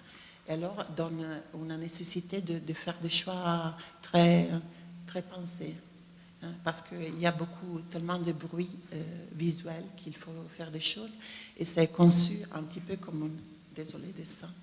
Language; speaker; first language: French; non-native, fluent; Italian